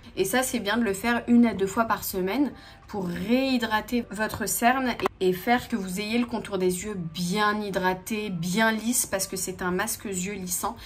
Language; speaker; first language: French; native; French